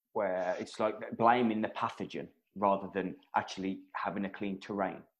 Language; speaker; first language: English; native; English